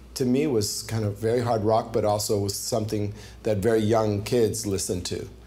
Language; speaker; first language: English; native; English